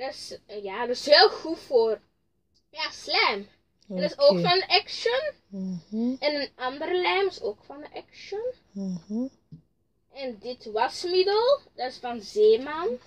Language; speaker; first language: Dutch; early bilingual, other home language; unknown